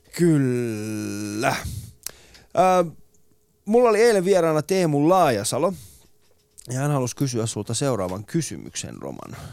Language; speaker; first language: Finnish; early bilingual, other home language; Persian